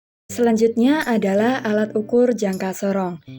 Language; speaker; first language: Indonesian; native; Indonesian